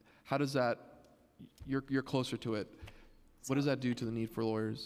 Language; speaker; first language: English; early bilingual, other home language; Spanish